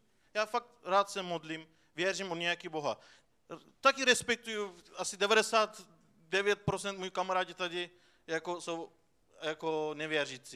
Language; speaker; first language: Czech; non-native, fluent; Turkish